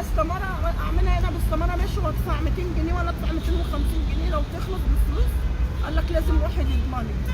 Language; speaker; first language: Arabic; native; Arabic